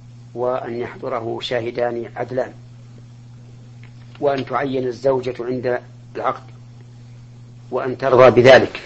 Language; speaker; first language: Arabic; native; Arabic